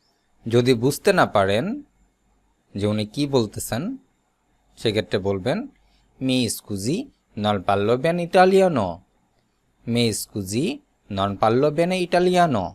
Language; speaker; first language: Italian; non-native, learner; Bangla